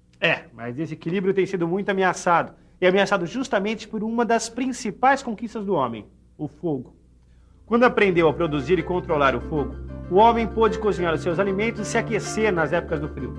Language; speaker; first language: Portuguese; native; Portuguese